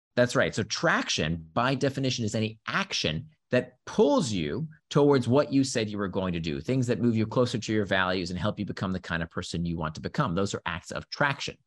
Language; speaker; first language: English; early bilingual, other home language; Hebrew